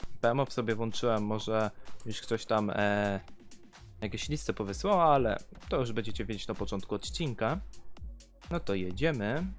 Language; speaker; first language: Polish; native; Polish